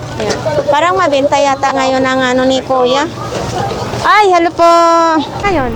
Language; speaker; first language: Filipino; non-native, local second language; Cebuano